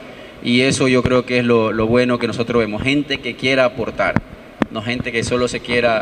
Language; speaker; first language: Spanish; native; Spanish